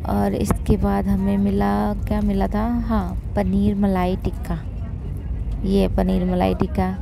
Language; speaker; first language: Hindi; native; Hindi